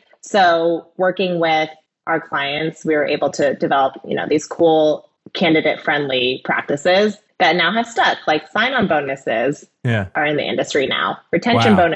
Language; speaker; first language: English; native; English